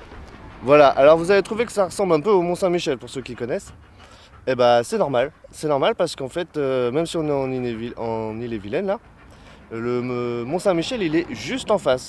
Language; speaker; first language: French; native; French